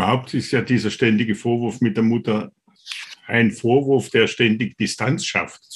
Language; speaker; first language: German; native; German